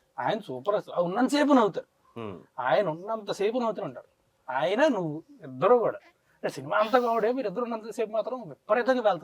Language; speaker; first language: Telugu; native; Telugu